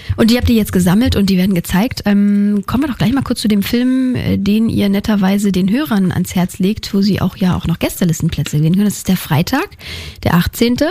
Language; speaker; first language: German; native; German